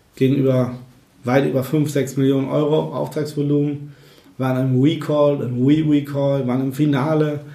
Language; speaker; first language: German; native; German